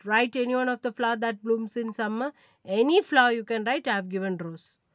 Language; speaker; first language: English; non-native, local second language; Tamil